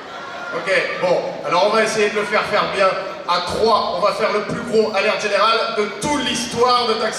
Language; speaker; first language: French; native; French